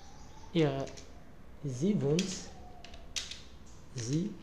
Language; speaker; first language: German; non-native, learner; Arabic